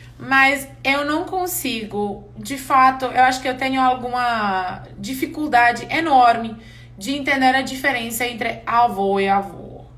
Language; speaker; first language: Portuguese; non-native, fluent; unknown